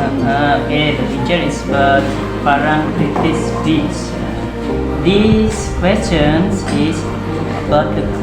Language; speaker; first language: English; non-native, learner; Indonesian